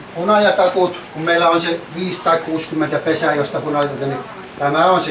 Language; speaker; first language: Finnish; native; Finnish